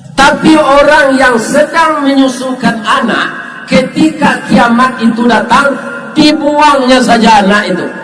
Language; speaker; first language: Malay; non-native, local second language; Minangkabau